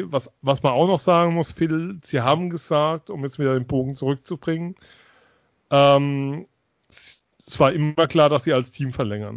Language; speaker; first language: German; native; German